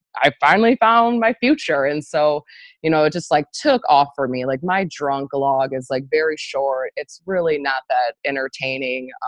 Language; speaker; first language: English; native; English